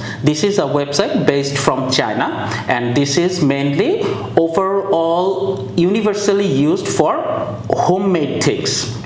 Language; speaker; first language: English; non-native, fluent; Bangla